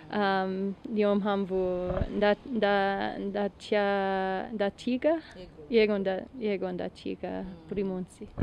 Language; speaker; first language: Kinyarwanda; non-native, learner; English